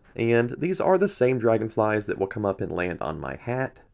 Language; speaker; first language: English; native; English